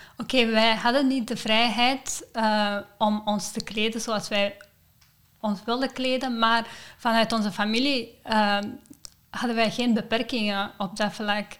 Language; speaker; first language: Dutch; non-native, fluent; Persian